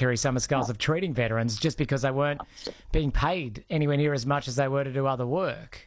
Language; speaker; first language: English; native; English